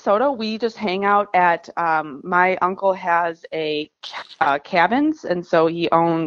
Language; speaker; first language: English; native; English